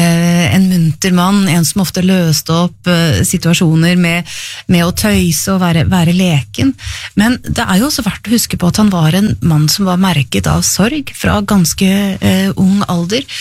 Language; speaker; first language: Norwegian; native; Norwegian